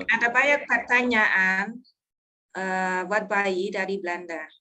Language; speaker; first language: Indonesian; non-native, learner; Dutch